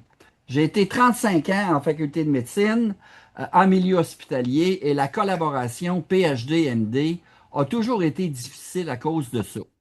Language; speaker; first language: French; native; French